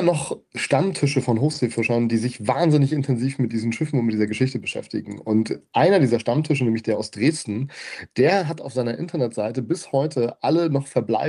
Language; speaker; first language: German; native; German